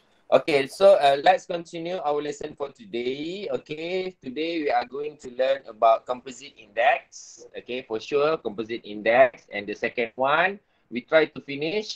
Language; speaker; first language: English; non-native, local second language; Malay